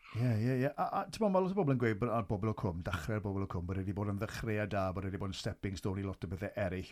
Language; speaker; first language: Welsh; native; Welsh